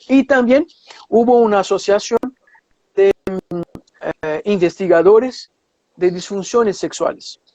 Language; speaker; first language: Spanish; non-native, fluent; Portuguese